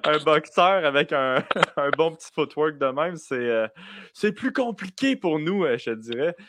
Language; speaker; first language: French; native; French